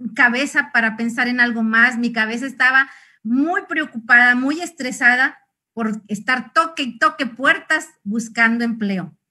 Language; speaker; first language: Spanish; native; Spanish